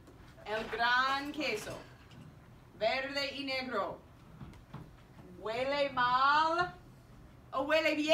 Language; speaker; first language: Spanish; non-native, fluent; English